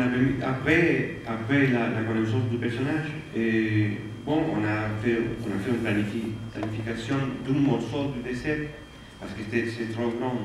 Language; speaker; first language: French; non-native, fluent; Spanish